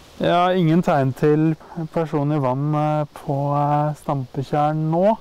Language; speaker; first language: Norwegian; early bilingual, other home language; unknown